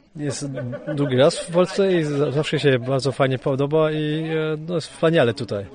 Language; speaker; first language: Polish; early bilingual, heritage; Polish